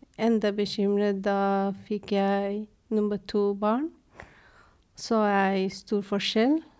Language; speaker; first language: Norwegian; non-native, fluent; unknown